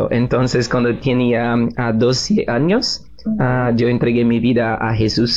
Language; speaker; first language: Spanish; non-native, learner; Portuguese